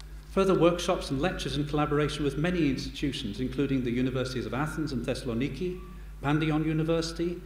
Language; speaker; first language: English; native; English